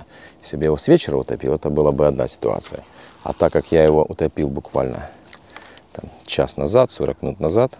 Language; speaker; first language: Russian; native; Russian